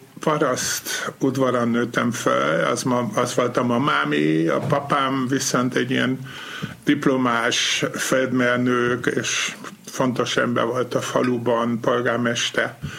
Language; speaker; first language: Hungarian; non-native, fluent; German